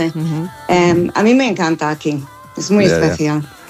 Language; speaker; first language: Spanish; non-native, learner; English